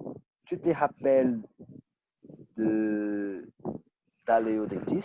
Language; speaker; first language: French; non-native, learner; Portuguese